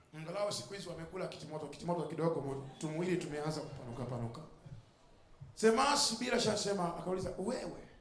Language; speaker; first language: Swahili; non-native, fluent; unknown